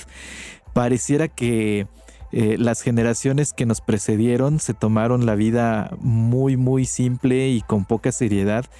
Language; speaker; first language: Spanish; native; Spanish